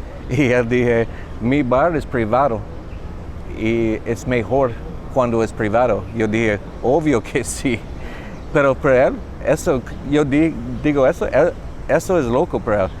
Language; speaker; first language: Spanish; non-native, learner; English